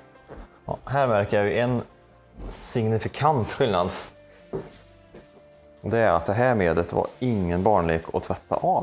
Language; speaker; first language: Swedish; native; Swedish